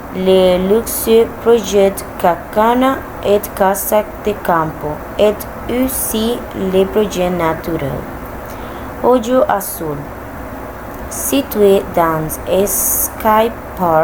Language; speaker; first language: French; non-native, learner; Spanish